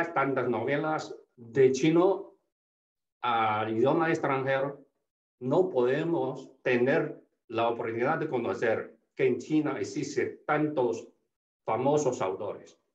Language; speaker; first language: Spanish; non-native, fluent; Chinese